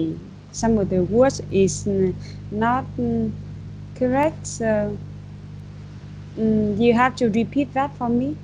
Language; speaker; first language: English; non-native, fluent; Vietnamese